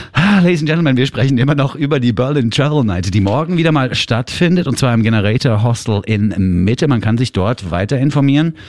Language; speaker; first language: German; native; German